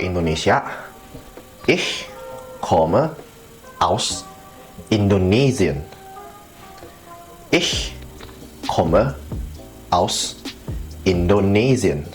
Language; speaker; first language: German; non-native, fluent; Indonesian